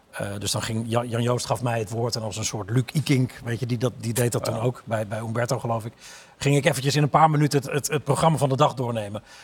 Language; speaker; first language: Dutch; native; Dutch